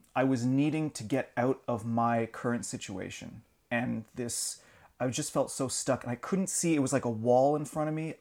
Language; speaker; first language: English; native; English